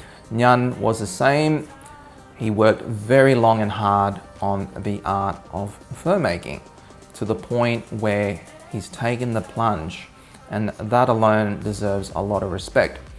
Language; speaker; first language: English; early bilingual, other home language; Vietnamese